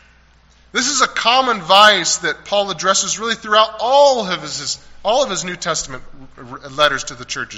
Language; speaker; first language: English; native; English